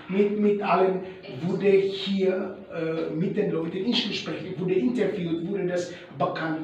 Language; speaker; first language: German; non-native, learner; Indonesian